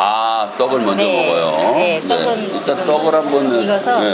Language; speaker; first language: Korean; native; Korean